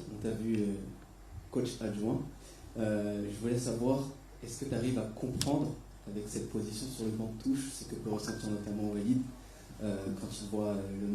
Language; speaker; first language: French; native; French